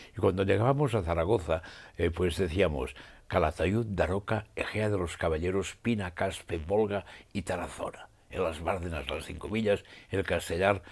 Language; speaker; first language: Spanish; non-native, local second language; Catalan